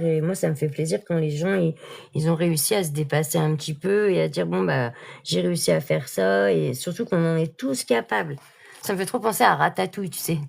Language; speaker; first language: French; native; French